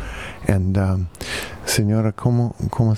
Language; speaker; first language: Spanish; non-native, fluent; English